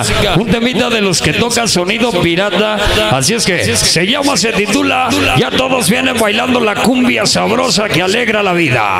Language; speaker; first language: Spanish; native; Spanish